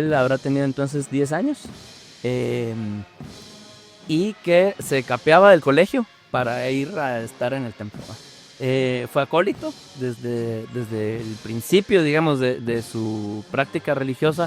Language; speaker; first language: Spanish; native; Spanish